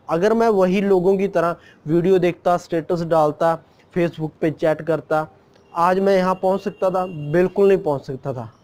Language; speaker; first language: Hindi; non-native, local second language; Punjabi